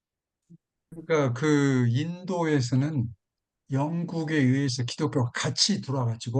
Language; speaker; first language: Korean; native; Korean